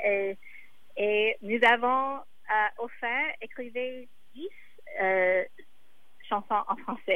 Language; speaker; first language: French; non-native, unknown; English